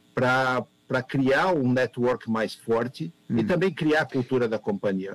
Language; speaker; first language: Spanish; non-native, learner; Portuguese